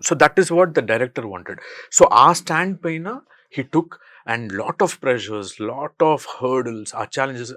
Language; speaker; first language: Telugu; native; Telugu